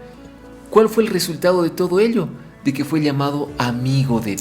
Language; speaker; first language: Spanish; native; Spanish